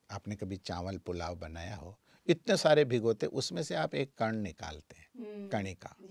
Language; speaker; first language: Hindi; native; Hindi